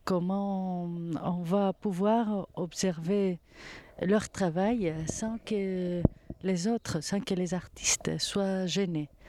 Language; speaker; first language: French; non-native, fluent; Greek